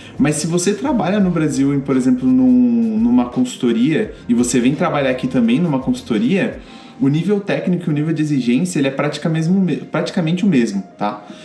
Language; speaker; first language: Portuguese; native; Portuguese